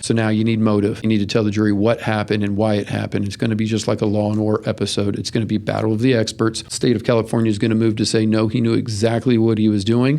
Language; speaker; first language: English; native; English